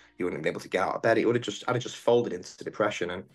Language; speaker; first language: English; native; English